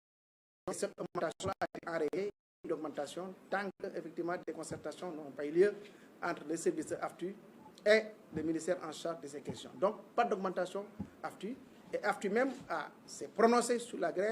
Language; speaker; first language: French; non-native, local second language; Wolof